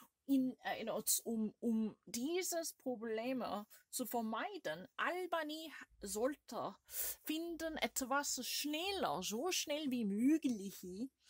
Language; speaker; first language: German; non-native, learner; Korean